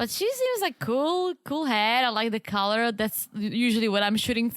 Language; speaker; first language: English; native; English